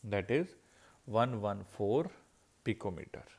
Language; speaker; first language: English; non-native, local second language; Punjabi